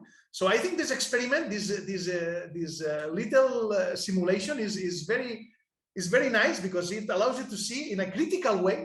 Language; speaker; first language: English; non-native, fluent; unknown